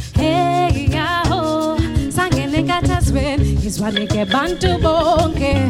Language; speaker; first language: English; non-native, local second language; Xhosa